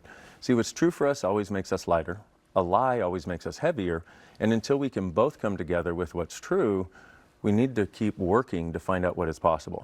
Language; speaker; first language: English; native; English